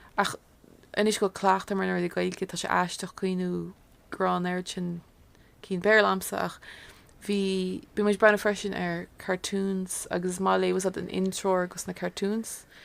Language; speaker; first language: Irish; non-native, local second language; English